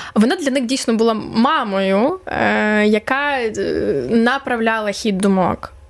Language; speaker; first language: Ukrainian; native; Ukrainian